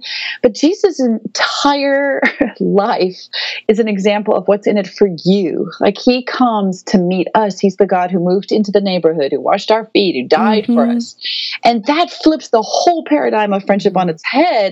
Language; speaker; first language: English; native; English